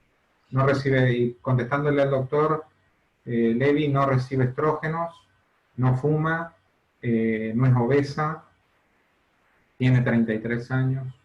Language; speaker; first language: Spanish; native; Spanish